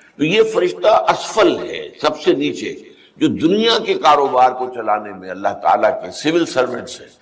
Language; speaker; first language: Urdu; native; Urdu